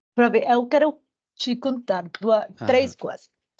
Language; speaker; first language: Portuguese; non-native, learner; Spanish